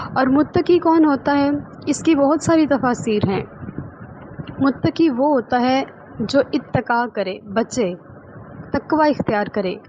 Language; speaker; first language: Urdu; native; Urdu